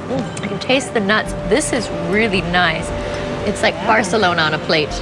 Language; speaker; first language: English; native; English